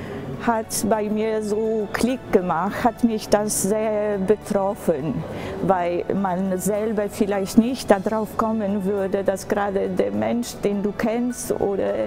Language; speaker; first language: German; non-native, fluent; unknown